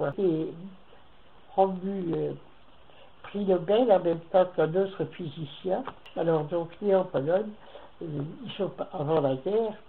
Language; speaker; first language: French; native; French